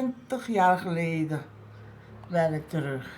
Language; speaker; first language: Dutch; non-native, local second language; Papiamento